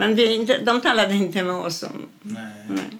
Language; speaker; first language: Swedish; non-native, fluent; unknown